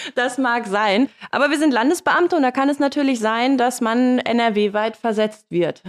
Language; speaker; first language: German; native; German